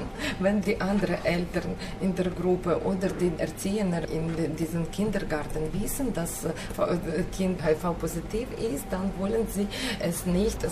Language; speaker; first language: German; non-native, fluent; Ukrainian